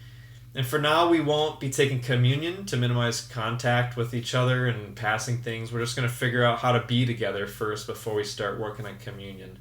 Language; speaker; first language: English; native; English